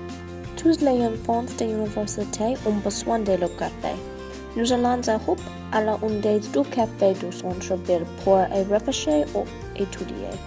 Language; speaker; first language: French; non-native, learner; English